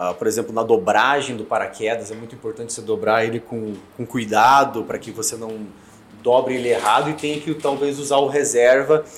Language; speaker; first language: Portuguese; native; Portuguese